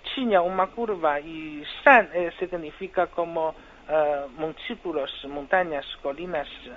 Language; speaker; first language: Portuguese; non-native, fluent; Chinese